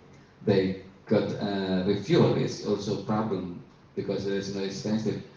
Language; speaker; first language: English; non-native, learner; Indonesian